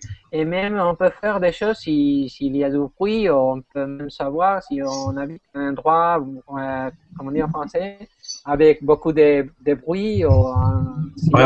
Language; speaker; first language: French; non-native, fluent; Spanish